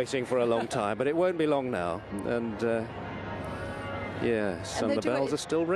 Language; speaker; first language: English; native; English